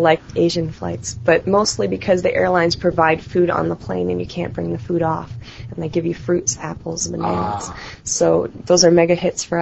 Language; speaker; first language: English; native; English